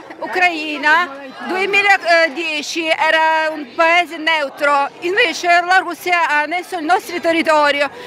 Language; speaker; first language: Italian; non-native, fluent; Ukrainian